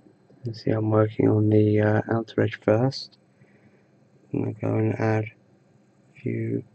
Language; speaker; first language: English; native; English